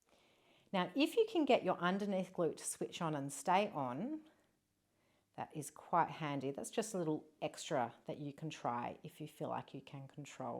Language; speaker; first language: English; native; English